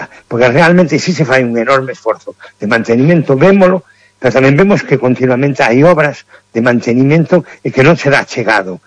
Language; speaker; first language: Galician; native; Galician